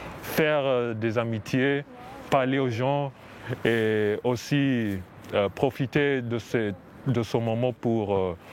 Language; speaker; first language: French; non-native, fluent; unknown